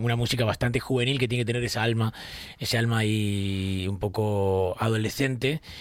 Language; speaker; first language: Spanish; native; Spanish